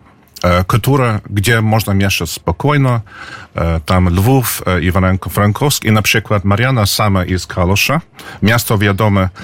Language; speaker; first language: Polish; early bilingual, heritage; English